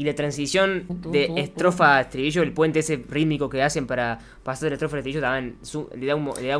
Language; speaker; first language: Spanish; native; Spanish